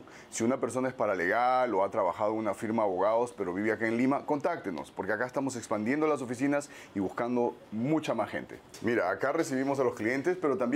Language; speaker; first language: Spanish; native; Spanish